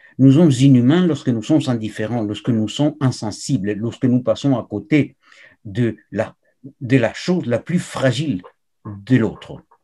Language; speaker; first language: French; non-native, fluent; Spanish